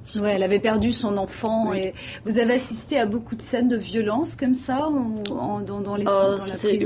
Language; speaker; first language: French; native; French